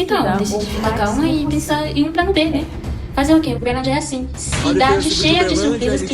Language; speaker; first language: Portuguese; non-native, fluent; French